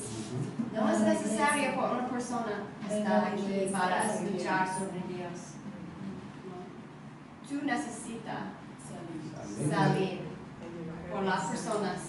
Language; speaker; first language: Spanish; non-native, learner; English